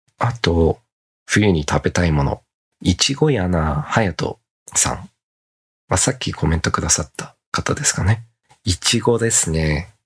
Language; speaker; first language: Japanese; native; Japanese